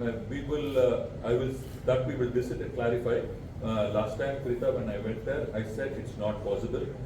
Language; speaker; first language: English; non-native, local second language; Tamil